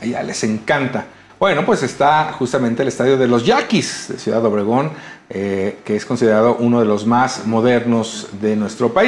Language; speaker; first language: Spanish; native; Spanish